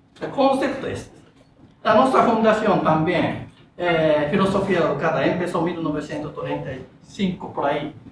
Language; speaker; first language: Spanish; non-native, learner; Japanese